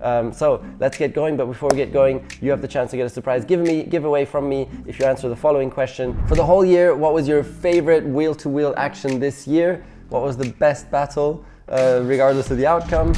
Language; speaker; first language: English; non-native, fluent; German